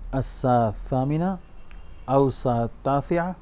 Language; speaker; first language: Arabic; non-native, fluent; Urdu